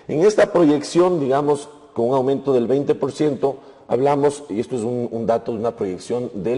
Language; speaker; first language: Spanish; native; Spanish